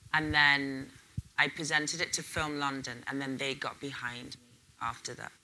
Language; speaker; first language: English; native; English